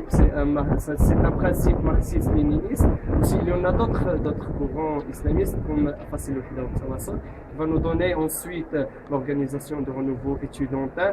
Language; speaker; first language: French; non-native, local second language; Arabic